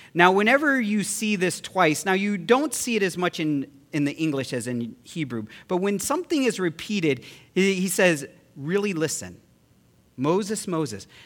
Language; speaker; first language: English; early bilingual, other home language; Filipino